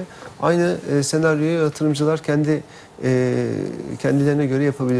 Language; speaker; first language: Turkish; native; Turkish